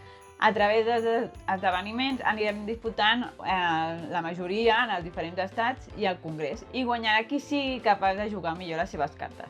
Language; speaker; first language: Catalan; native; Catalan